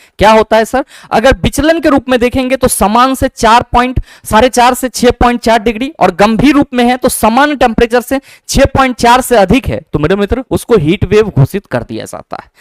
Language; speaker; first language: Hindi; native; Hindi